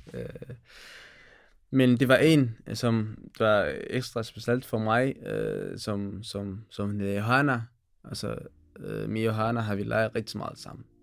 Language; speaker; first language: Danish; non-native, learner; Tigrinya